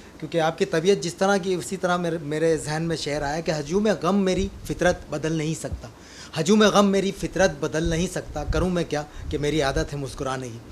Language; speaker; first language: Urdu; non-native, local second language; Sindhi